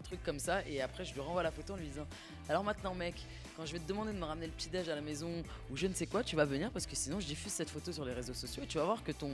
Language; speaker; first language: French; native; French